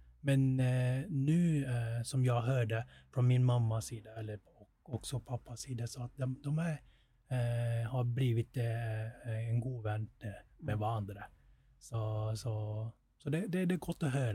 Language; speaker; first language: Swedish; non-native, fluent; Thai